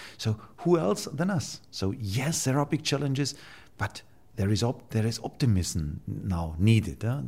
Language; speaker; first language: English; non-native, fluent; German